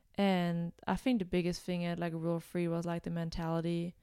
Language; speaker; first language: English; non-native, fluent; German